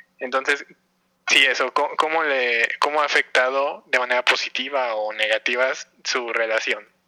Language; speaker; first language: Spanish; native; Spanish